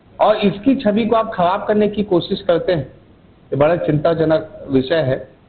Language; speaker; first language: Hindi; native; Hindi